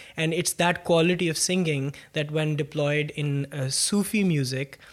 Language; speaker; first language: English; non-native, local second language; Punjabi